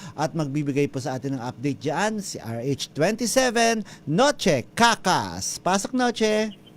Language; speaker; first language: Filipino; native; Filipino